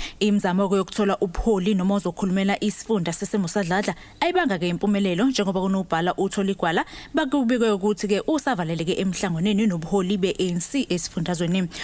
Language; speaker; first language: Zulu; native; Zulu